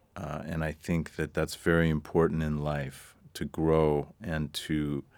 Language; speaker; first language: English; native; English